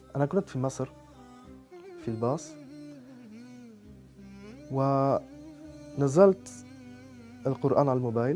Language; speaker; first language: Arabic; non-native, fluent; French